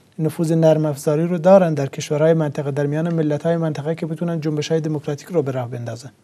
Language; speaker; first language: Persian; non-native, local second language; Central Kurdish